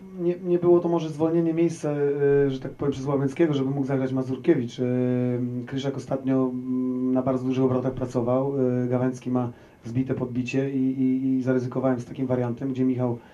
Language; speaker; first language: Polish; native; Polish